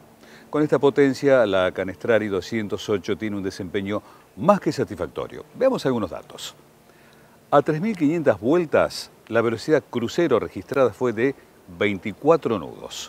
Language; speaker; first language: Spanish; native; Spanish